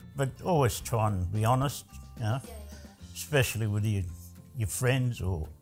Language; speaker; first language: English; early bilingual, other home language; Italian